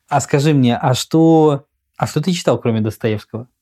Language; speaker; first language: Russian; native; Russian